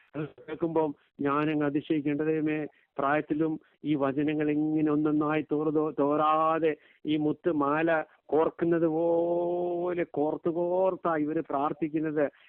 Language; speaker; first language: Malayalam; early bilingual, heritage; Malayalam